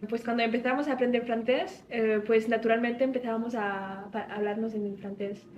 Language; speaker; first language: Spanish; non-native, local second language; Tachelhit